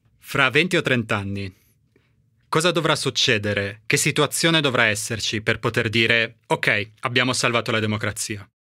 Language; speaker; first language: Italian; native; Italian